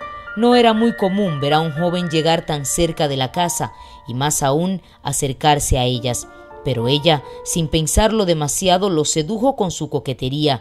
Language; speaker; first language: Spanish; native; Spanish